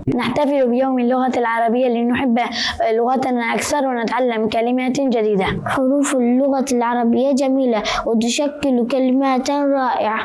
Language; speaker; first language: Arabic; non-native, learner; Urdu